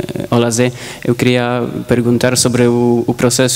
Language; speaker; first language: Portuguese; non-native, learner; Polish